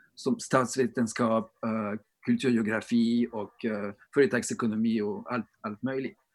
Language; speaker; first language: Swedish; non-native, fluent; French